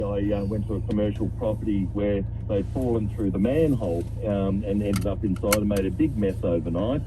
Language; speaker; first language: English; native; English